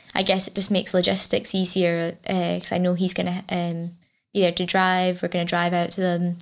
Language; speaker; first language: English; native; English